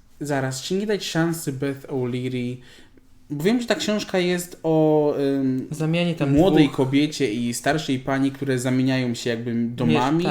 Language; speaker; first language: Polish; native; Polish